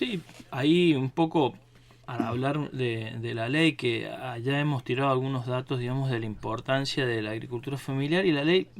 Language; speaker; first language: Spanish; native; Spanish